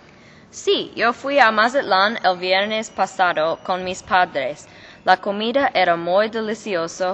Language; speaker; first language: Spanish; non-native, learner; English